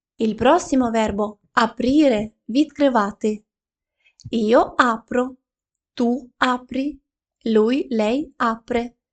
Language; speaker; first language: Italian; non-native, fluent; Ukrainian